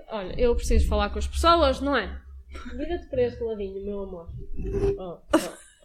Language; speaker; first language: Portuguese; native; Portuguese